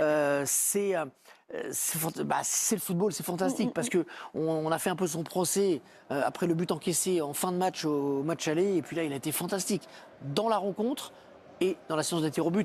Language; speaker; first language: French; native; French